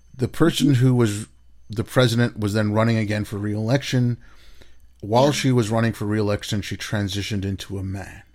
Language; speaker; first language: English; non-native, local second language; Urdu